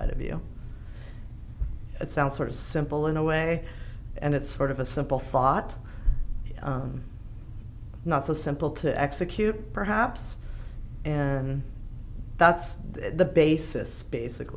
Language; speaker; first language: English; native; English